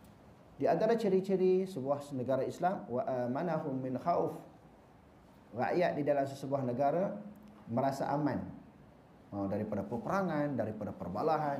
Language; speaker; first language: Malay; native; Malay